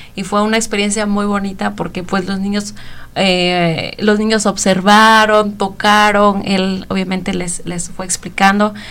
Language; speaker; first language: Spanish; native; Spanish